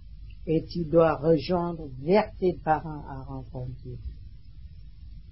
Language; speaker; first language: French; non-native, learner; Vietnamese